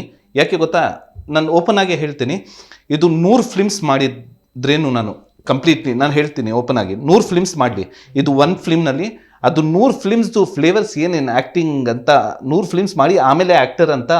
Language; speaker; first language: Kannada; non-native, local second language; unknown